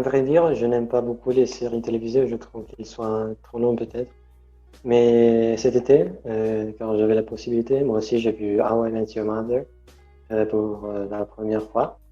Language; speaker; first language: French; non-native, fluent; Italian